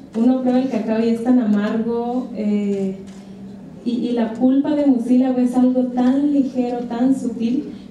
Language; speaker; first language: Spanish; native; Spanish